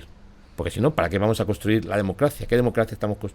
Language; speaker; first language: Spanish; native; Spanish